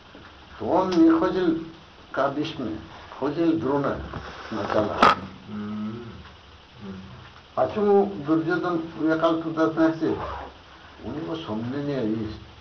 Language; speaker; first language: Russian; non-native, learner; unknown